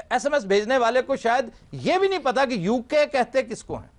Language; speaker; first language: Urdu; native; Urdu